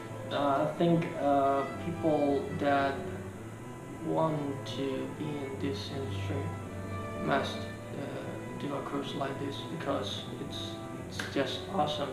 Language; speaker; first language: English; non-native, fluent; Spanish